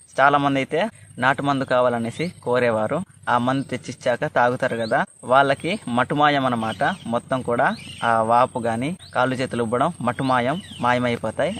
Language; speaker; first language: Telugu; non-native, local second language; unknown